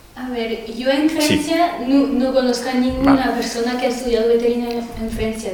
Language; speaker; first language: Spanish; non-native, fluent; French